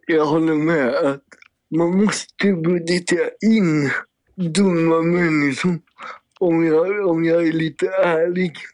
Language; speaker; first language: Swedish; native; Swedish